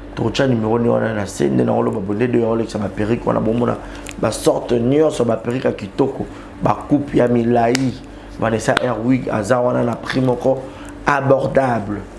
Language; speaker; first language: Lingala; native; Lingala